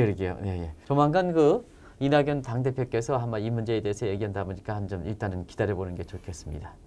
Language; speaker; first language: Korean; native; Korean